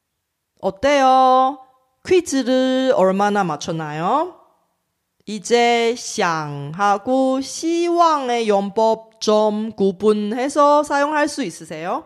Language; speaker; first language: Korean; non-native, fluent; Chinese